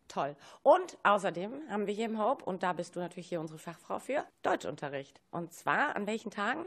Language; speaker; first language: German; native; German